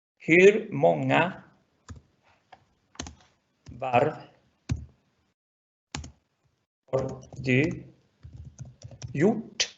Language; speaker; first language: Swedish; non-native, fluent; Spanish